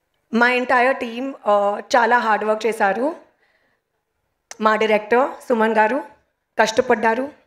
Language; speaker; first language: Telugu; non-native, learner; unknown